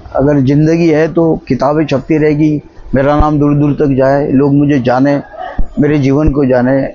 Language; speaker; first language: Hindi; non-native, local second language; Marathi